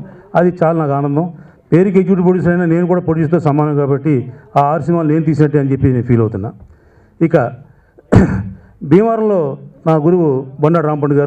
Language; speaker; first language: Telugu; native; Telugu